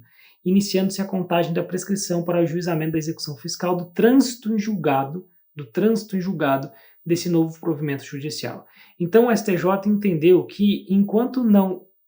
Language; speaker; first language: Portuguese; native; Portuguese